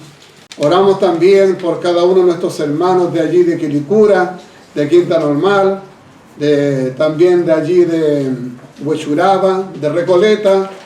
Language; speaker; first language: Spanish; native; Spanish